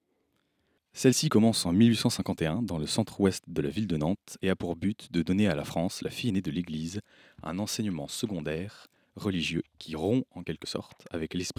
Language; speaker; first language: French; native; French